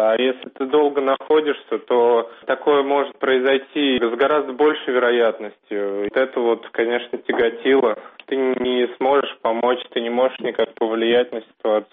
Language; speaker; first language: Russian; native; Russian